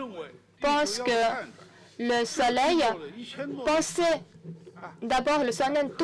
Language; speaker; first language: French; non-native, fluent; Chinese